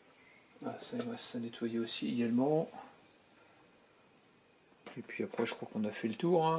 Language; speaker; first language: French; native; French